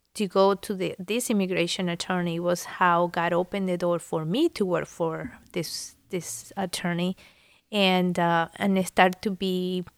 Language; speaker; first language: English; non-native, fluent; Spanish